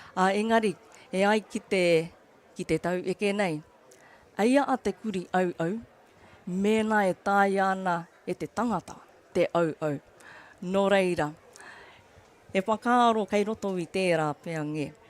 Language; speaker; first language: Māori; native; Māori